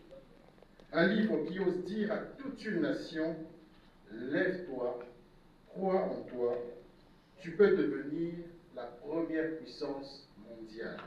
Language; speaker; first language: French; non-native, local second language; Lingala